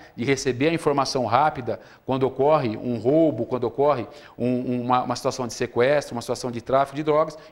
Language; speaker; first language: Portuguese; native; Portuguese